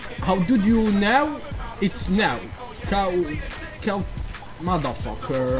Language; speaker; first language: English; non-native, learner; Arabic